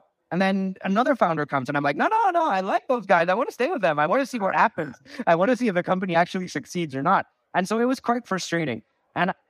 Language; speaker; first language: English; non-native, fluent; Spanish